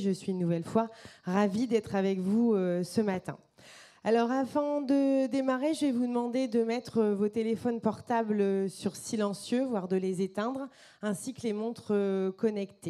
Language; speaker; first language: French; native; French